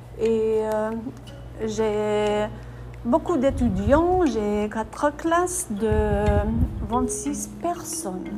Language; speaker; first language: French; non-native, fluent; English